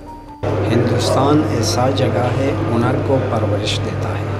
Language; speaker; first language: Hindi; non-native, learner; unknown